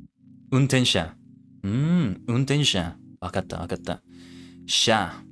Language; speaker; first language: Japanese; non-native, learner; English